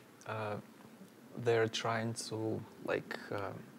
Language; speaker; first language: English; non-native, fluent; Russian